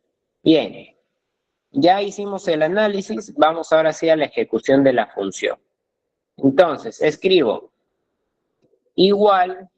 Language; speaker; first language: Spanish; native; Spanish